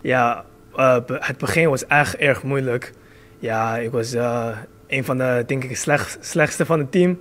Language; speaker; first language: Dutch; early bilingual, other home language; Chinese